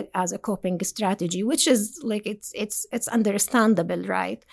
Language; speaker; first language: English; non-native, fluent; Arabic